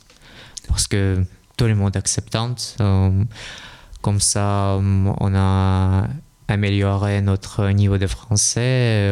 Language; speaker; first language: French; non-native, fluent; Russian